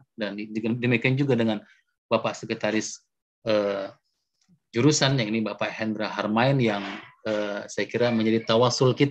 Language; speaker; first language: Indonesian; native; Indonesian